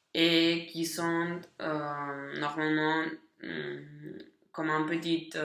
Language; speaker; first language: French; non-native, learner; Catalan